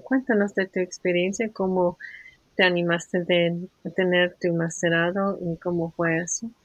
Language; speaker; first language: Spanish; early bilingual, heritage; Spanish